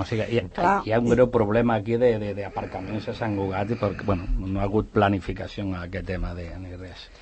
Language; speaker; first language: Catalan; native; Catalan